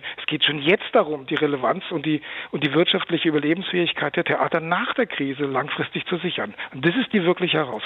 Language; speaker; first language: German; native; German